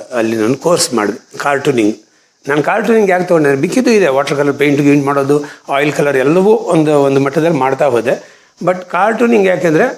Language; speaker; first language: Kannada; non-native, local second language; Konkani